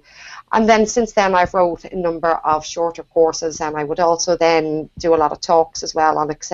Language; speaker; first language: English; native; English